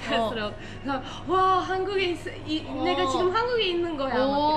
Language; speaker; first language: Korean; non-native, fluent; Turkish